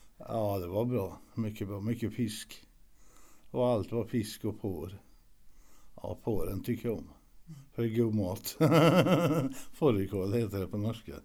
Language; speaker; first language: Swedish; early bilingual, other home language; Norwegian